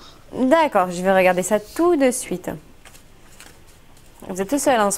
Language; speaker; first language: French; native; French